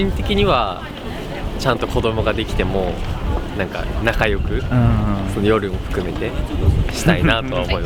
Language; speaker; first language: Japanese; native; Japanese